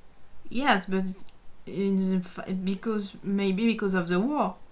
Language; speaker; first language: English; non-native, learner; French